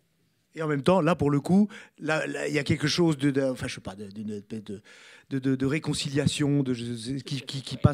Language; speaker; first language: French; native; French